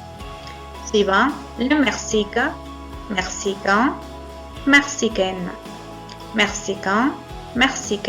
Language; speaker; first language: French; non-native, fluent; Spanish